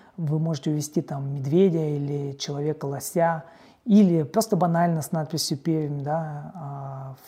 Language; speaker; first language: Russian; native; Russian